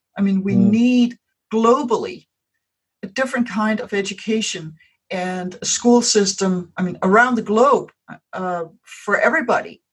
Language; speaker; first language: English; non-native, fluent; Danish